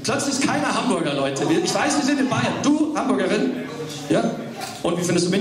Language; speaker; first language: German; early bilingual, other home language; English